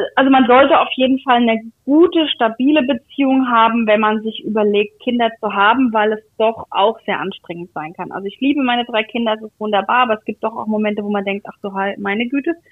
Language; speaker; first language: German; native; German